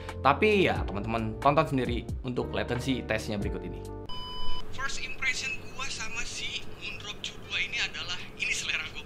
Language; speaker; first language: Indonesian; native; Indonesian